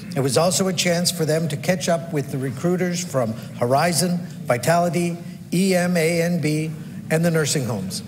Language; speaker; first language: English; native; English